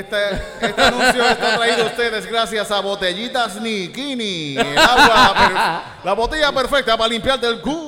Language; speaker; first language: Spanish; native; Spanish